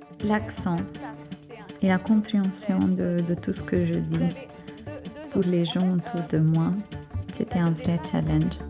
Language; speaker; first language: French; non-native, fluent; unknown